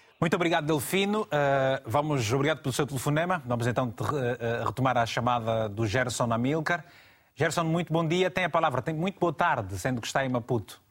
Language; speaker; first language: Portuguese; native; Portuguese